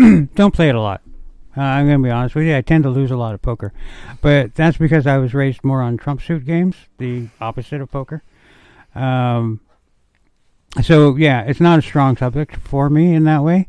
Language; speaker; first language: English; native; English